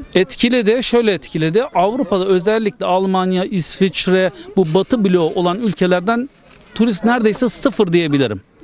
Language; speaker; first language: Turkish; native; Turkish